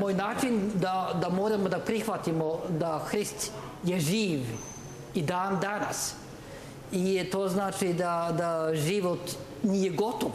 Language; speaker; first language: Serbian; non-native, learner; Norwegian